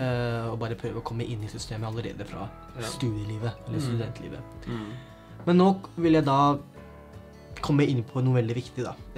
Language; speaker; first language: Norwegian; native; Norwegian